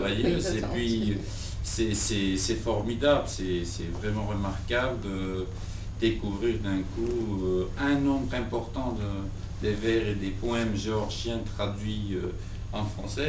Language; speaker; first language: French; non-native, fluent; Georgian